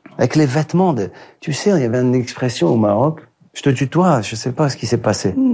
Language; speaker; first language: French; native; French